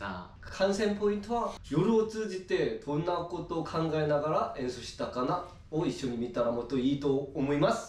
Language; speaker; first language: Japanese; non-native, fluent; Korean